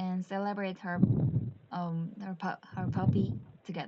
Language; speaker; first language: English; non-native, learner; Korean